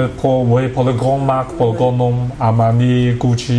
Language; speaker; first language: French; non-native, learner; Cantonese